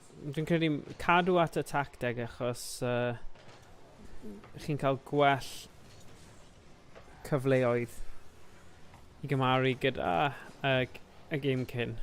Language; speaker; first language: Welsh; non-native, local second language; English